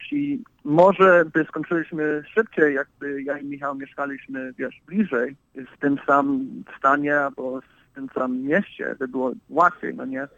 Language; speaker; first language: Polish; early bilingual, heritage; English